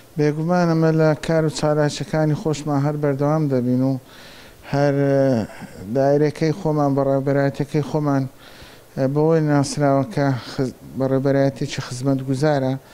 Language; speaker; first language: Central Kurdish; native; Central Kurdish